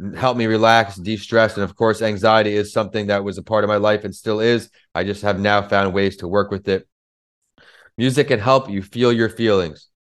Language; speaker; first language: English; native; English